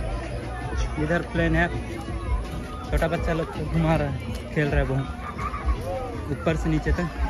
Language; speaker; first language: Hindi; non-native, local second language; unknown